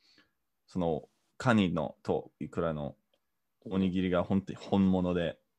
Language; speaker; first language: Japanese; non-native, fluent; English